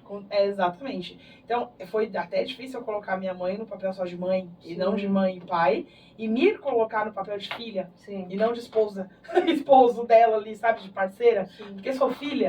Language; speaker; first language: Portuguese; native; Portuguese